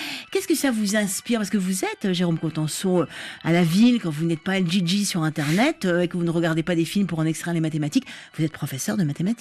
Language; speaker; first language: French; native; French